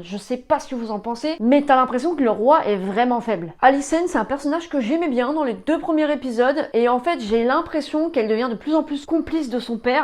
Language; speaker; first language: French; native; French